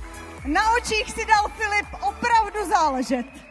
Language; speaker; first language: Czech; native; Czech